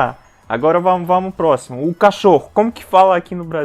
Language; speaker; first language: Portuguese; non-native, fluent; Russian